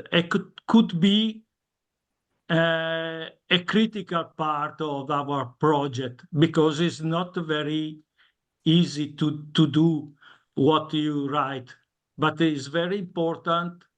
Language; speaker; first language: English; non-native, learner; Italian